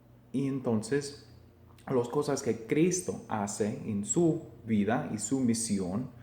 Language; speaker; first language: Spanish; non-native, fluent; English